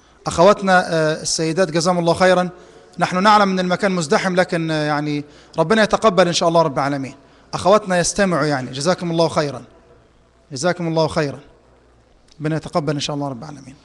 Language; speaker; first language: Arabic; native; Arabic